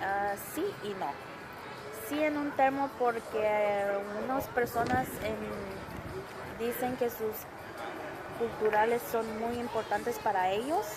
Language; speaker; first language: Spanish; early bilingual, other home language; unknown